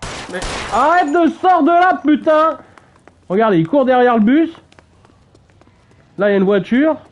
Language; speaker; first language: French; native; French